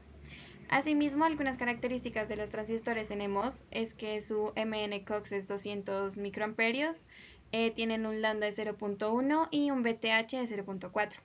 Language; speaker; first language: Spanish; native; Spanish